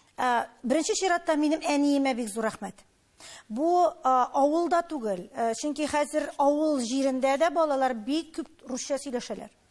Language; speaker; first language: Tatar; native; Tatar